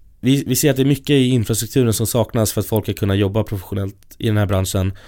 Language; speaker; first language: Swedish; native; Swedish